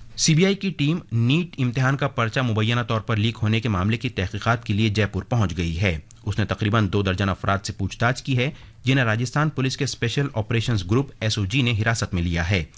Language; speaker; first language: Urdu; native; Urdu